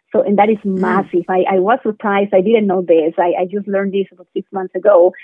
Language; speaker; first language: English; non-native, fluent; Spanish